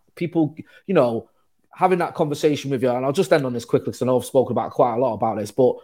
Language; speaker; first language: English; native; English